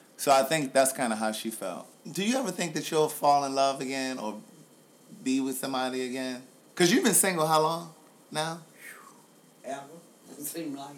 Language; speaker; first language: English; native; English